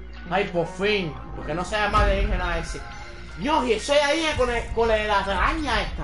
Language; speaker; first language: Spanish; early bilingual, heritage; Spanish